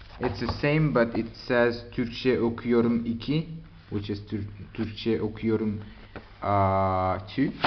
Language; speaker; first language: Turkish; non-native, learner; French